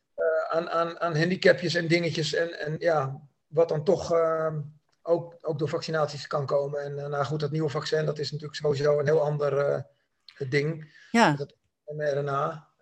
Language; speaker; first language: Dutch; native; Dutch